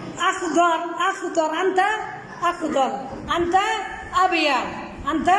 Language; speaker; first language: Arabic; non-native, fluent; Bangla